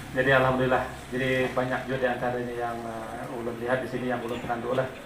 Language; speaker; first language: Malay; non-native, local second language; Banjar